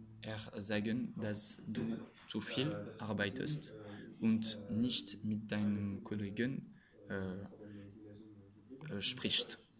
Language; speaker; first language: German; non-native, learner; French